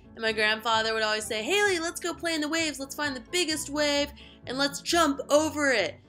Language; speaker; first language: English; native; English